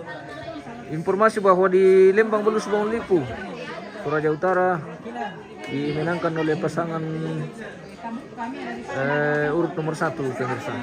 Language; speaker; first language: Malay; non-native, local second language; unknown